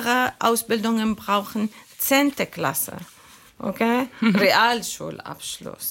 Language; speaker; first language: German; non-native, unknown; Arabic